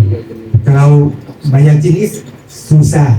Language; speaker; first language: Indonesian; non-native, learner; Thai